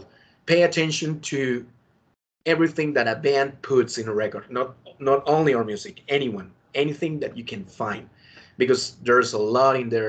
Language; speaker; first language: English; non-native, fluent; Spanish